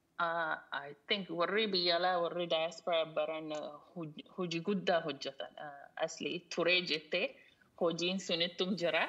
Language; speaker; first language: Oromo; early bilingual, heritage; Oromo